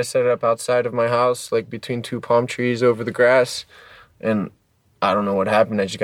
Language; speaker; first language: English; early bilingual, other home language; French